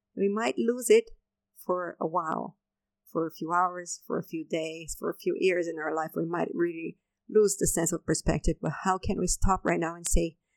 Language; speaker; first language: English; non-native, fluent; Portuguese